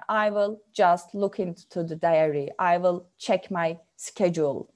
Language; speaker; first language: English; non-native, fluent; Turkish